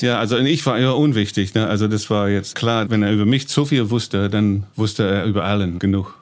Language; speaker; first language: German; non-native, fluent; English